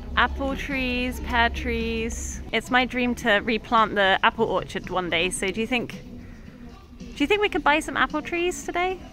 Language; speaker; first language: English; native; English